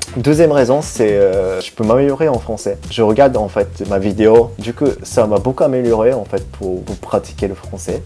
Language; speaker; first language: French; non-native, fluent; Japanese